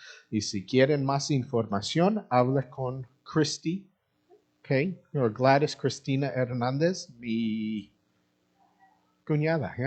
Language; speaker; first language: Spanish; early bilingual, heritage; Spanish